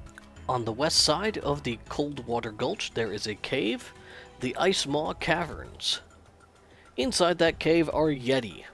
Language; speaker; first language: English; native; English